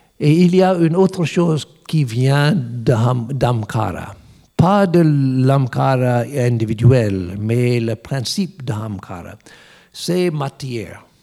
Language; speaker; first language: French; non-native, learner; English